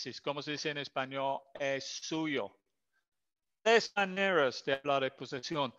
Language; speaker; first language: Spanish; non-native, fluent; English